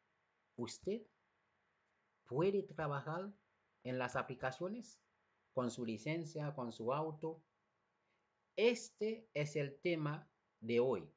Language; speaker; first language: Spanish; non-native, fluent; Haitian Creole